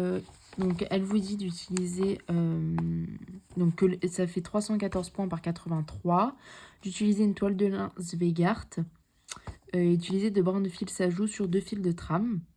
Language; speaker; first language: French; native; French